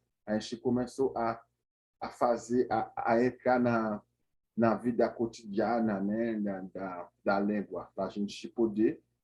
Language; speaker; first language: Portuguese; non-native, fluent; Haitian Creole